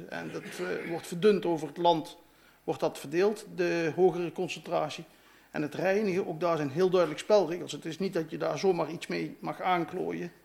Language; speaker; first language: Dutch; native; Dutch